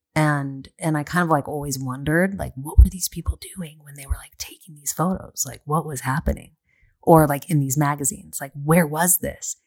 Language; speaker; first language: English; native; English